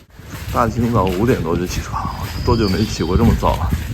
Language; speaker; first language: Chinese; native; Chinese